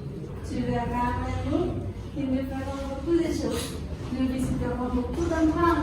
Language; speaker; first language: French; non-native, learner; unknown